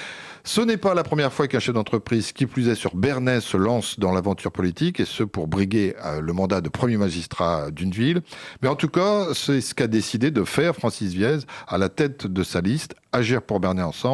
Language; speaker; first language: French; native; French